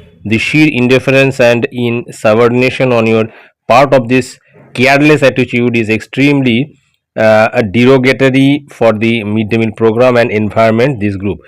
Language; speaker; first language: English; non-native, local second language; Bangla